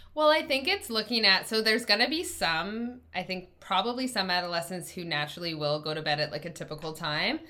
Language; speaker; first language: English; native; English